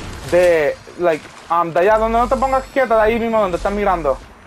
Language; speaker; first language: Spanish; early bilingual, other home language; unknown